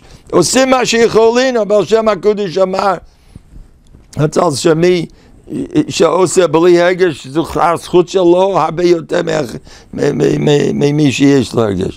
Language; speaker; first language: Hebrew; non-native, fluent; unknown